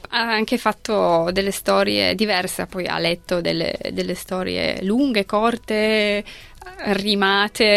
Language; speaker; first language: Italian; non-native, fluent; Polish